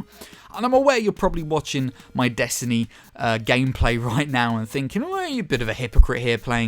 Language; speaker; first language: English; native; English